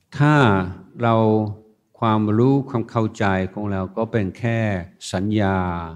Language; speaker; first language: Thai; non-native, fluent; English